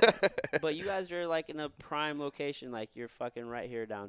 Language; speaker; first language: English; native; English